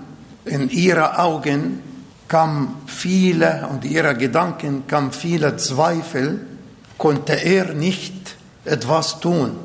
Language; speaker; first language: German; non-native, fluent; Arabic